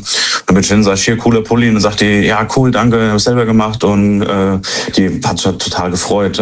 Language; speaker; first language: German; native; German